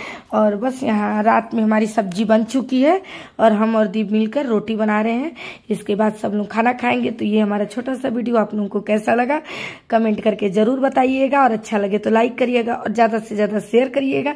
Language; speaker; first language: Hindi; native; Hindi